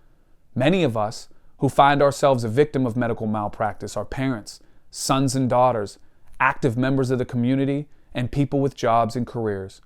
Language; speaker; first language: English; native; English